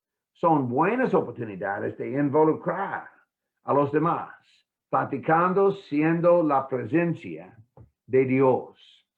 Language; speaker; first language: Spanish; non-native, fluent; English